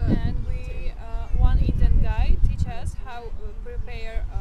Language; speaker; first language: English; non-native, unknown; Russian